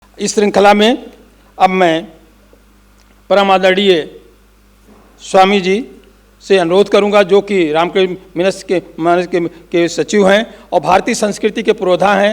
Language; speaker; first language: Hindi; native; Hindi